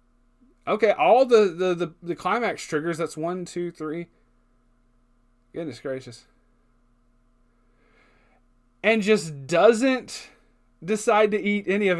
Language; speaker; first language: English; native; English